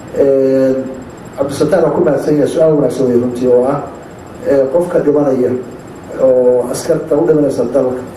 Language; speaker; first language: Somali; native; Somali